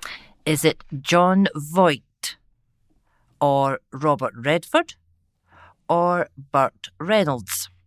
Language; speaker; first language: English; native; English